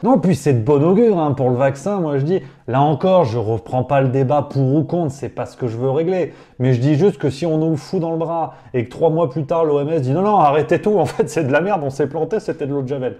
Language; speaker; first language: French; native; French